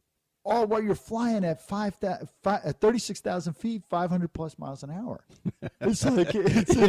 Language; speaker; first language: English; native; English